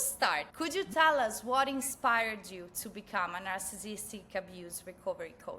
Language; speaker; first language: English; non-native, fluent; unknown